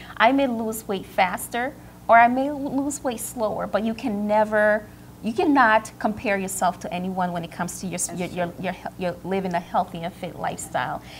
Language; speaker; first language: English; native; English